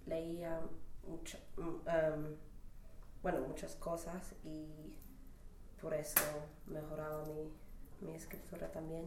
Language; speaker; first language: Spanish; non-native, fluent; English